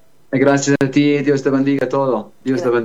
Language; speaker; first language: Spanish; non-native, learner; Arabic